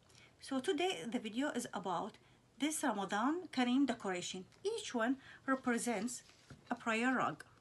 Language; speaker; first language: English; non-native, fluent; Arabic